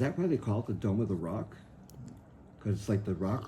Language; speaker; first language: English; native; English